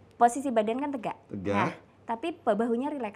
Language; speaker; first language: Indonesian; native; Indonesian